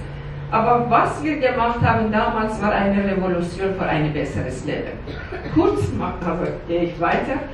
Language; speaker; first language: German; non-native, learner; Persian